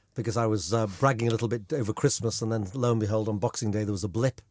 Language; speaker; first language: English; native; English